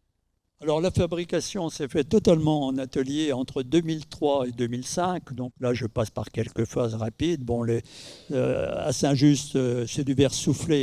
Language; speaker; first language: French; native; French